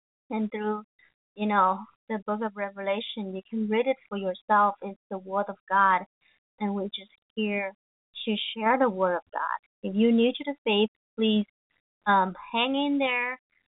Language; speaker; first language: English; non-native, fluent; Vietnamese